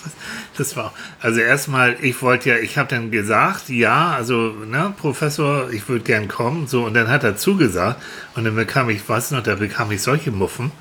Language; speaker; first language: German; native; German